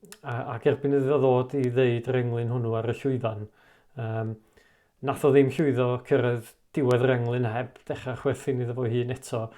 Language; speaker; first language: Welsh; native; Welsh